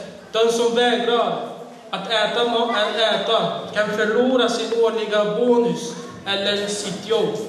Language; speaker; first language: Swedish; non-native, fluent; Uyghur